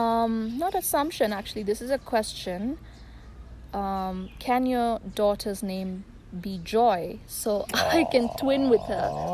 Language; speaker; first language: English; non-native, local second language; Tamil